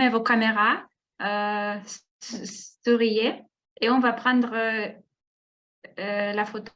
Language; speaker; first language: French; non-native, fluent; Russian